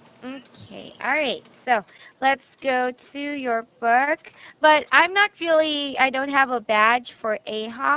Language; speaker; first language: English; non-native, fluent; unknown